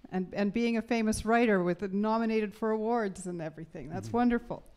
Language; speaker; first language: English; native; English